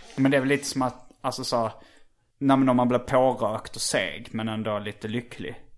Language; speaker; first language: Swedish; native; Swedish